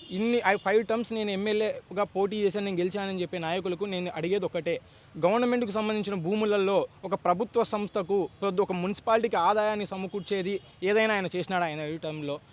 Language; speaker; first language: Telugu; native; Telugu